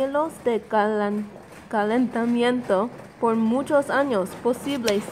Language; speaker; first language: Spanish; non-native, learner; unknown